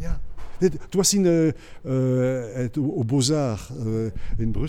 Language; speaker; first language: Dutch; non-native, local second language; French